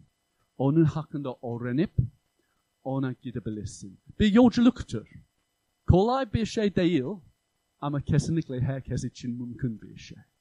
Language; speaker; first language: Turkish; non-native, fluent; English